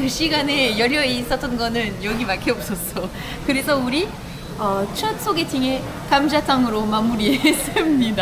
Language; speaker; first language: Korean; non-native, fluent; French